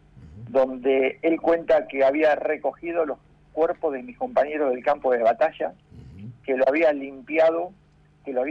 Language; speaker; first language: Spanish; native; Spanish